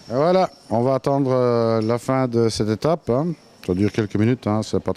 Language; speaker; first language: French; native; French